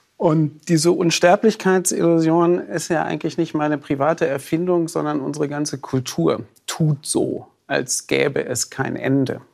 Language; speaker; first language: German; native; German